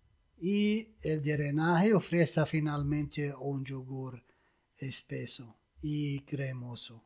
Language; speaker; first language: Spanish; non-native, fluent; Arabic